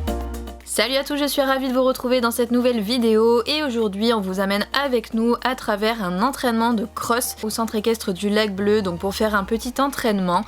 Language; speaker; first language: French; native; French